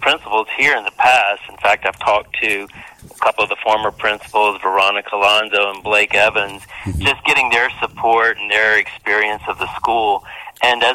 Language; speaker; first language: English; native; English